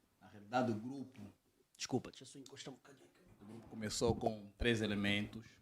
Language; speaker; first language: Portuguese; native; Portuguese